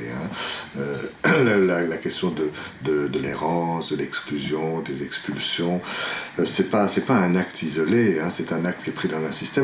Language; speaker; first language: French; native; French